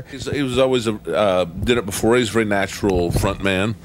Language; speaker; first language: English; native; English